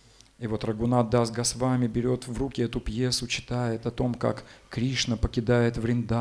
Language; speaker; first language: Russian; native; Russian